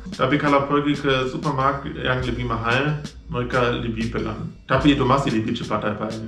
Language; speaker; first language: Indonesian; non-native, fluent; German